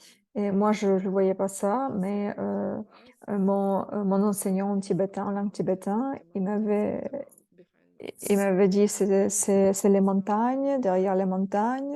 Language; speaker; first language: French; non-native, fluent; Russian